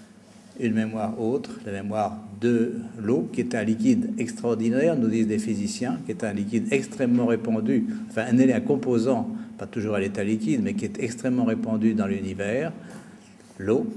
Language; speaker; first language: French; native; French